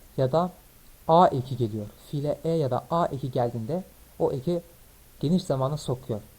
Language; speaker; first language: Turkish; native; Turkish